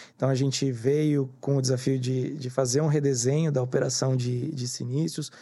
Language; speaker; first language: Portuguese; native; Portuguese